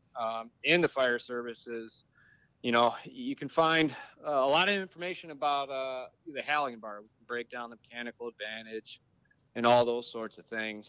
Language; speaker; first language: English; native; English